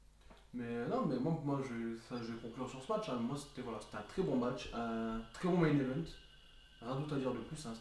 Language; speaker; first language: French; native; French